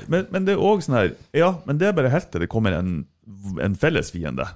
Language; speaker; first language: Norwegian; native; Norwegian